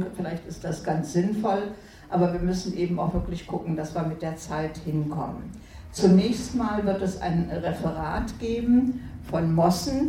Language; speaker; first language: German; native; German